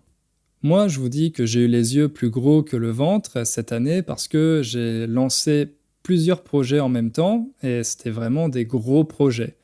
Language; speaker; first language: French; native; French